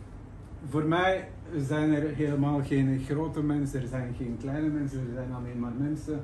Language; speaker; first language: Dutch; non-native, fluent; Norwegian